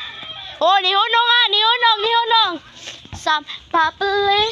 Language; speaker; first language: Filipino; non-native, local second language; Cebuano